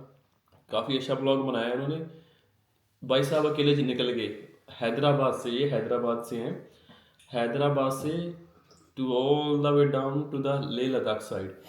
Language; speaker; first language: Hindi; native; Hindi